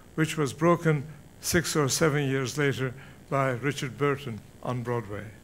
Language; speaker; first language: English; non-native, fluent; Turkish